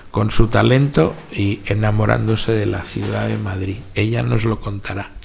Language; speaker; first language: Spanish; native; Spanish